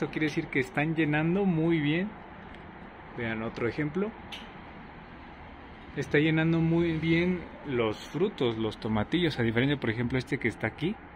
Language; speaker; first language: Spanish; native; Spanish